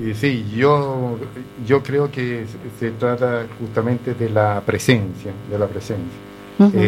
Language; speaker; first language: Spanish; native; Spanish